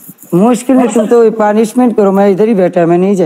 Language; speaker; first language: Hindi; non-native, learner; Bangla